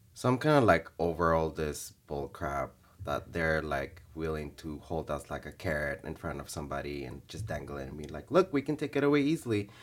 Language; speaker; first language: English; early bilingual, other home language; Spanish